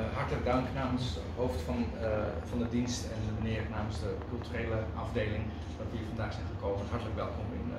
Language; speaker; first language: Dutch; non-native, fluent; Indonesian